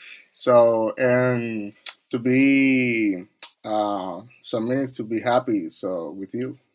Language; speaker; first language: English; non-native, learner; Spanish